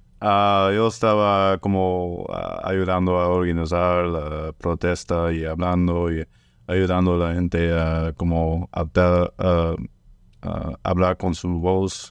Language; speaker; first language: Spanish; non-native, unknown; French